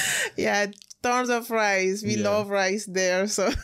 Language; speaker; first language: English; non-native, fluent; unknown